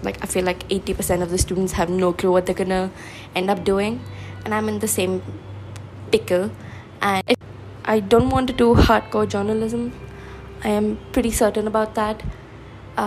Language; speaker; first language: English; non-native, local second language; Hindi